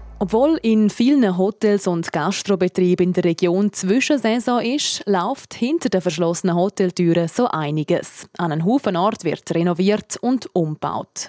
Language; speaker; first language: German; native; German